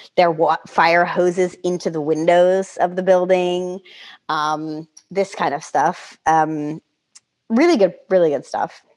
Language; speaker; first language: English; native; English